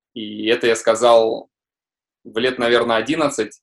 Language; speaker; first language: Russian; native; Russian